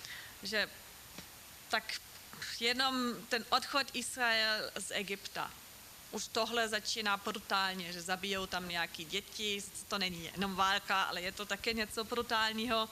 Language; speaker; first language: Czech; non-native, fluent; German